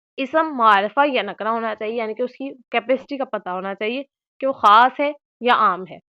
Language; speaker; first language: Urdu; native; Urdu